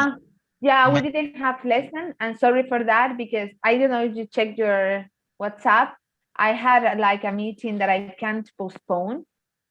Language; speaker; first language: English; non-native, fluent; Spanish